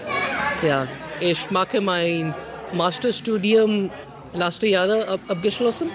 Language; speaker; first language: German; non-native, learner; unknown